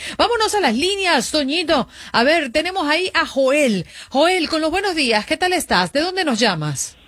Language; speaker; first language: Spanish; native; Spanish